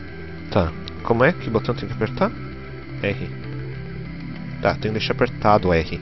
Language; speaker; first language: Portuguese; native; Portuguese